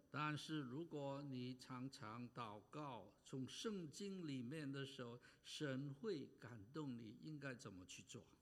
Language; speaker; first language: Chinese; native; Chinese